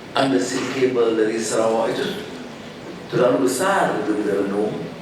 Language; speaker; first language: Malay; native; Malay